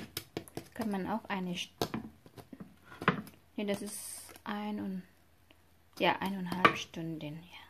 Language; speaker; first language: German; non-native, learner; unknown